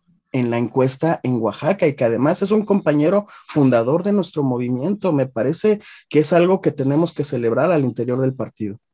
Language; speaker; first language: Spanish; native; Spanish